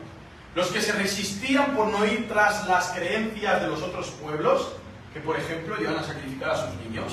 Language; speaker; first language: Spanish; native; Spanish